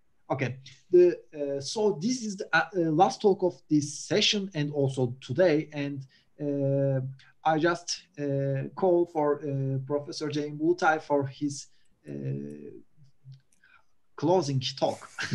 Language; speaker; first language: English; non-native, fluent; Turkish